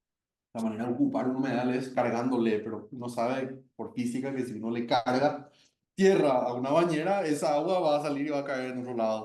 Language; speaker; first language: Spanish; native; Spanish